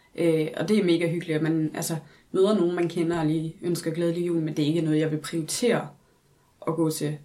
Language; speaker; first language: Danish; early bilingual, other home language; English